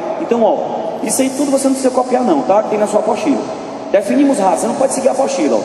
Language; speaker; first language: Portuguese; native; Portuguese